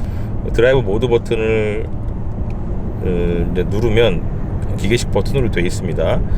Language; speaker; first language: Korean; native; Korean